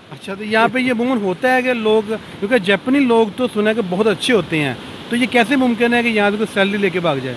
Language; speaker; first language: Urdu; non-native, local second language; Punjabi